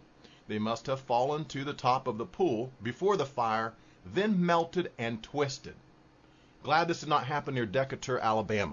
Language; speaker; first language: English; native; English